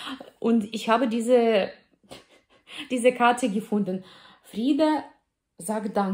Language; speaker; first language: German; non-native, fluent; Russian